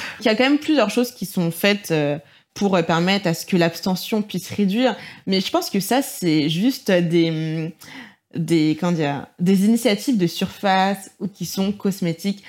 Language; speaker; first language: French; native; French